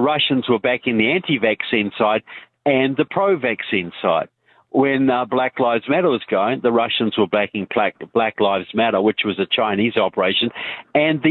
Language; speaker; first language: English; native; English